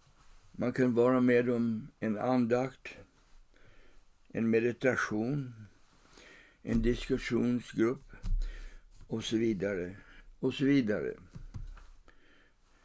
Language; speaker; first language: Swedish; non-native, fluent; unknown